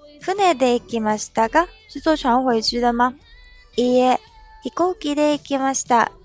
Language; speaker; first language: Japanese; non-native, fluent; Chinese